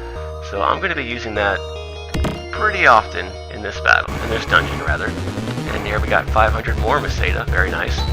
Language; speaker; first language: English; native; English